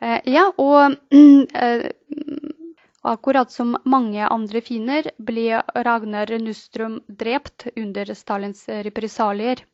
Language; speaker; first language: Norwegian; non-native, fluent; Russian